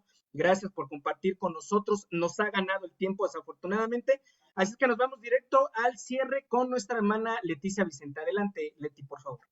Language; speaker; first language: Spanish; native; Spanish